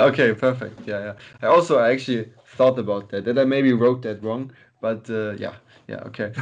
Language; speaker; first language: English; non-native, fluent; German